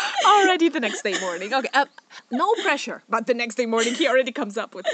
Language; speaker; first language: English; non-native, fluent; Polish